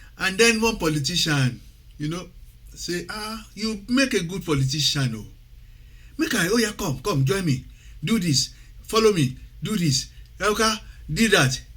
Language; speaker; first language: Nigerian Pidgin; non-native, local second language; Yoruba